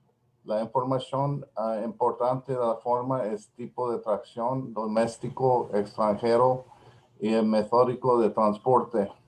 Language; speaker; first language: Spanish; non-native, learner; English